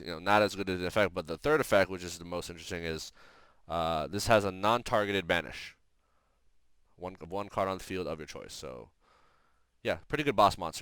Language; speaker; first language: English; native; English